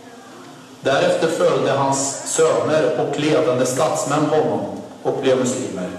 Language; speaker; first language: Swedish; non-native, fluent; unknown